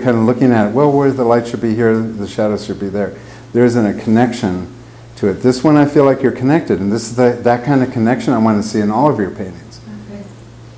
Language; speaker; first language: English; native; English